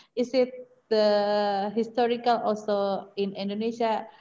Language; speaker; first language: English; non-native, fluent; Indonesian